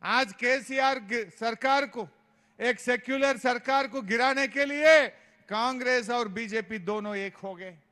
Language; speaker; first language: Hindi; non-native, local second language; Telugu